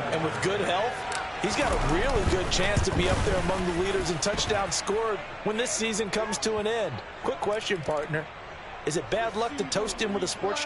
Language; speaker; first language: English; native; English